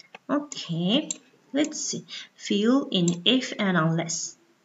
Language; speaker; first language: English; non-native, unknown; Mongolian